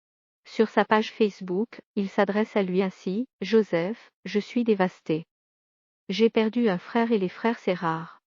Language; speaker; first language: French; native; French